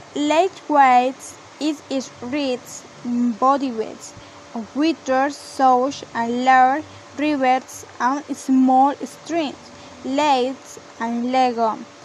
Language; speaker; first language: English; non-native, learner; Spanish